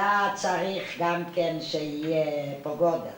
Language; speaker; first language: Hebrew; non-native, fluent; Yiddish